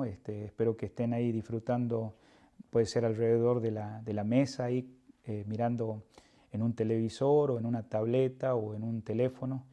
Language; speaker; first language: Spanish; native; Spanish